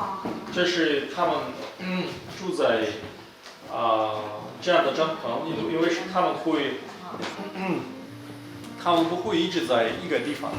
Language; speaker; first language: Chinese; non-native, learner; Russian